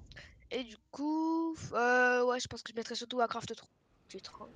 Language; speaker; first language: French; native; French